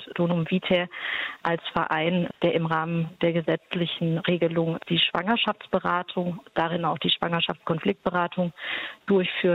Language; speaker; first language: German; native; German